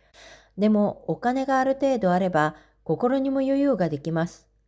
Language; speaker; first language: Japanese; non-native, fluent; Korean